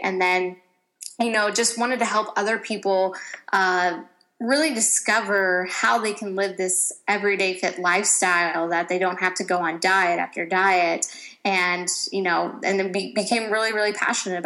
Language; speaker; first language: English; native; English